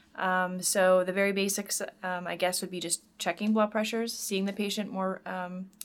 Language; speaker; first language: English; native; English